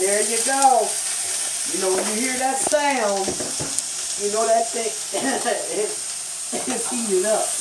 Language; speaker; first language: English; native; English